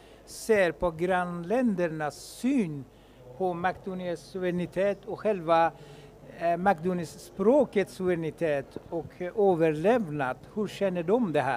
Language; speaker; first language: Swedish; non-native, fluent; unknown